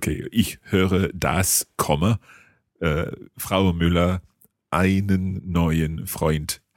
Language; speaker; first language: German; non-native, fluent; English